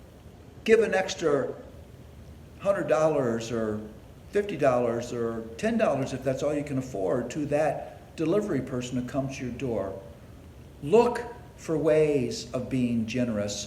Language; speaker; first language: English; native; English